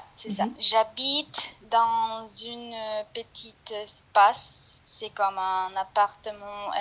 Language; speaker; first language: French; non-native, fluent; Spanish